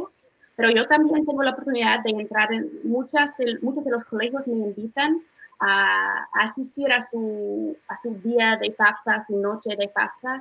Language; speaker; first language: Spanish; non-native, fluent; English